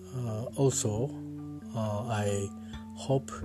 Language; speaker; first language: English; non-native, learner; Japanese